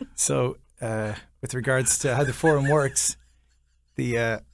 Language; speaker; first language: English; native; English